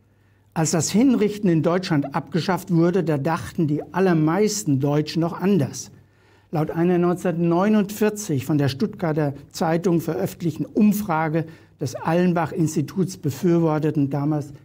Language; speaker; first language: German; native; German